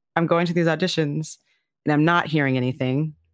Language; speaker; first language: English; native; English